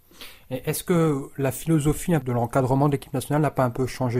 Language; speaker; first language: French; native; French